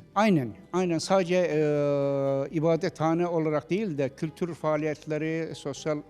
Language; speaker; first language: Turkish; native; Turkish